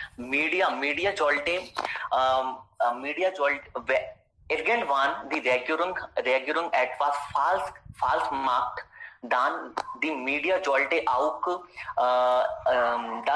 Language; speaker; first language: German; non-native, learner; Hindi